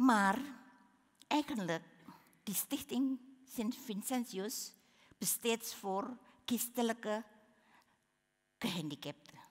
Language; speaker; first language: Dutch; non-native, learner; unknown